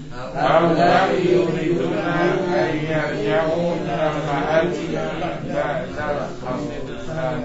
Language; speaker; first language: Arabic; non-native, learner; Indonesian